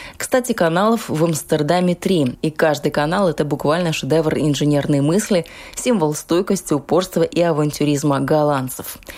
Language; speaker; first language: Russian; native; Russian